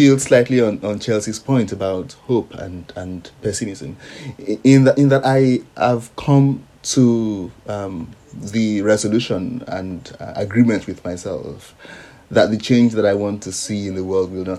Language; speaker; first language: English; non-native, local second language; Yoruba